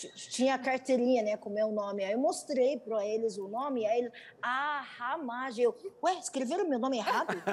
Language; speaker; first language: Portuguese; non-native, fluent; Arabic